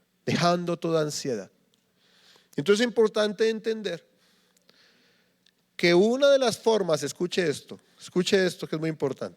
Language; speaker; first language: Spanish; native; Spanish